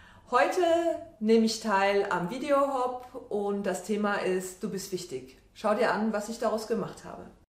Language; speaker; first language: German; native; German